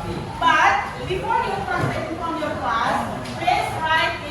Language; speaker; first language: English; non-native, learner; Indonesian